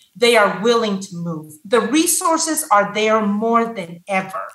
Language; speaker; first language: English; non-native, fluent; Spanish